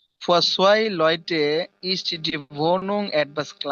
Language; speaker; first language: German; non-native, learner; Bangla